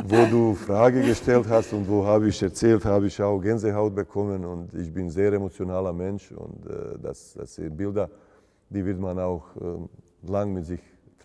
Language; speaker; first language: German; non-native, fluent; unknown